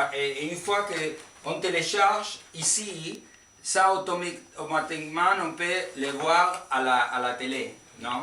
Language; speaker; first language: French; non-native, learner; Spanish